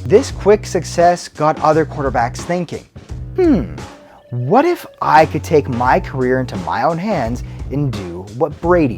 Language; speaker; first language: English; native; English